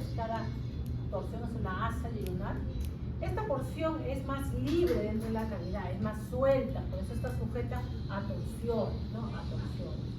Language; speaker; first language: Spanish; native; Spanish